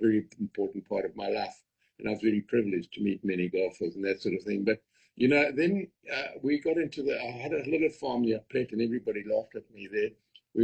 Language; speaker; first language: English; native; English